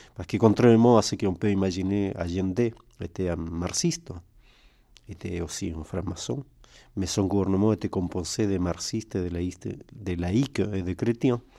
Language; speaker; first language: French; non-native, fluent; Spanish